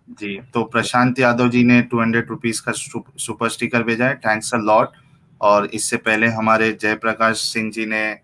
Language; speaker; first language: Hindi; native; Hindi